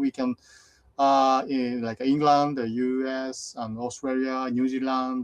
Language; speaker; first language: English; non-native, fluent; Japanese